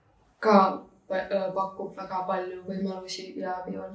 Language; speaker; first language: Estonian; non-native, local second language; Russian